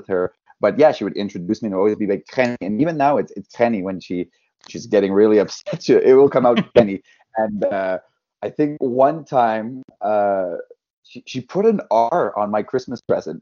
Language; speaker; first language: English; non-native, fluent; French